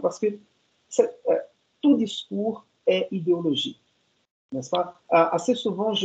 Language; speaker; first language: French; non-native, fluent; Portuguese